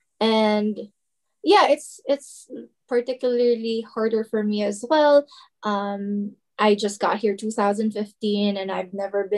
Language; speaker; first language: English; non-native, local second language; Filipino